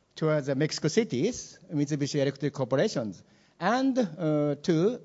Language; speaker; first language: English; non-native, learner; Japanese